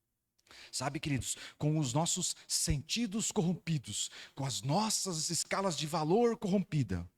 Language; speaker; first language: Portuguese; native; Portuguese